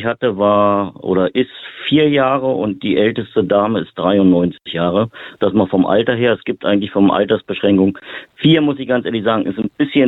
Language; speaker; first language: German; native; German